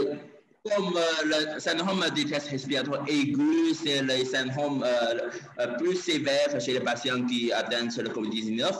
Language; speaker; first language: French; non-native, learner; Chinese